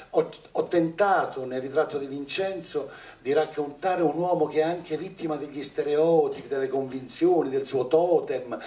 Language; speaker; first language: Italian; native; Italian